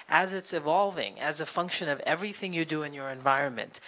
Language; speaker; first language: English; native; English